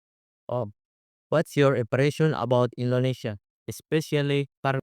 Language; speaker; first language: English; non-native, learner; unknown